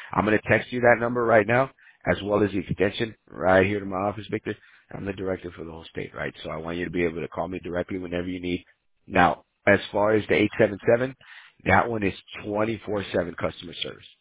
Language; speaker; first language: English; native; English